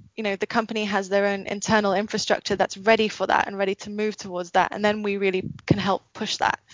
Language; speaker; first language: English; native; English